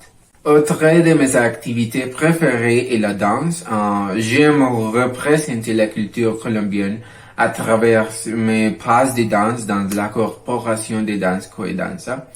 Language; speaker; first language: French; non-native, learner; Spanish